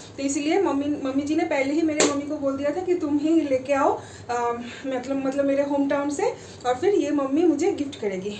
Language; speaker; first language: Hindi; non-native, local second language; Bangla